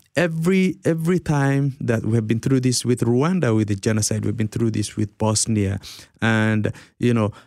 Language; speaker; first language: English; early bilingual, other home language; Somali